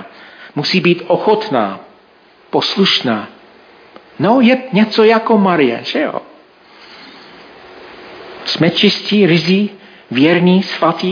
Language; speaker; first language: Czech; non-native, fluent; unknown